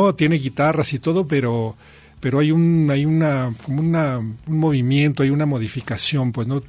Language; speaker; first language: Spanish; native; Spanish